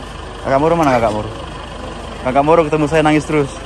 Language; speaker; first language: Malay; non-native, local second language; Javanese